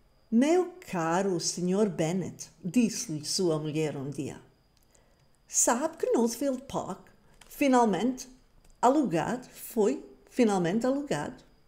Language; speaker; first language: Portuguese; non-native, fluent; English